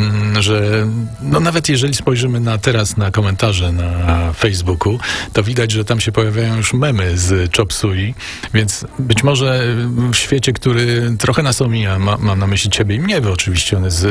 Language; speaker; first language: Polish; native; Polish